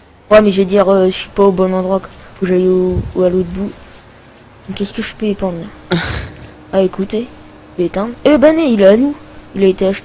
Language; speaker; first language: French; native; French